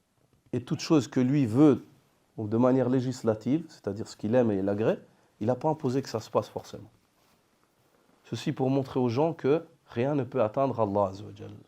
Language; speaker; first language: French; native; French